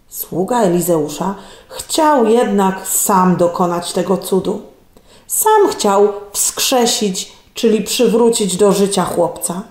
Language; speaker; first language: Polish; native; Polish